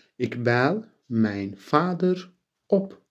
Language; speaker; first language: Dutch; non-native, fluent; Turkish